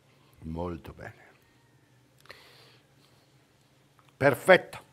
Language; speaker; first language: Italian; native; Italian